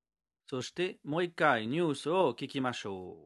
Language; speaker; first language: Japanese; non-native, learner; French